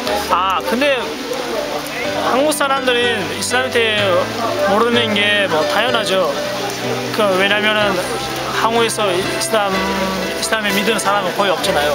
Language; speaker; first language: Korean; non-native, fluent; Uzbek